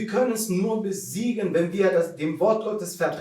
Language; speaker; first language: German; non-native, fluent; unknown